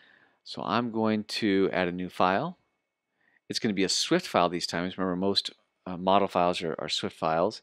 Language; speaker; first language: English; native; English